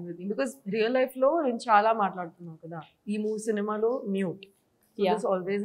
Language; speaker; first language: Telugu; non-native, learner; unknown